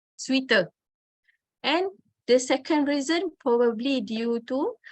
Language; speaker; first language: English; non-native, local second language; Malay